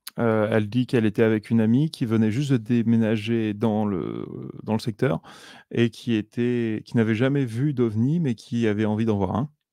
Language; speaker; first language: French; native; French